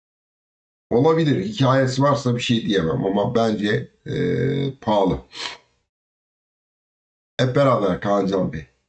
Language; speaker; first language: Turkish; native; Turkish